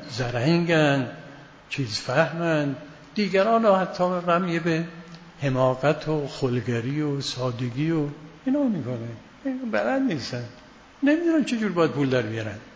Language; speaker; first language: Persian; native; Persian